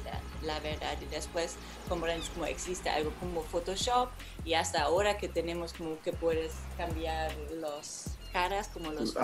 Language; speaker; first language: Spanish; non-native, fluent; German